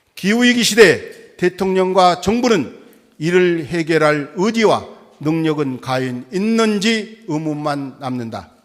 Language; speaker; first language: Korean; native; Korean